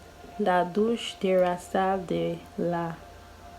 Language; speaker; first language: French; non-native, learner; English